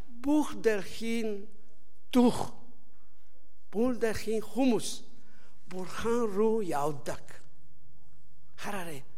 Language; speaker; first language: Mongolian; non-native, learner; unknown